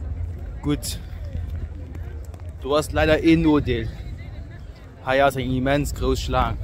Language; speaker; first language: German; non-native, local second language; Luxembourgish